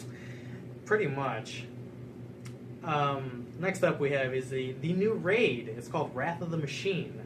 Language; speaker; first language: English; native; English